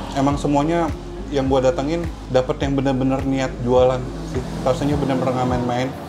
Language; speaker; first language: Indonesian; native; Indonesian